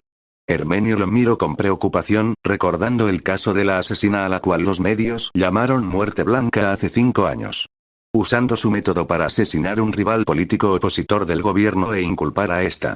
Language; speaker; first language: Spanish; native; Spanish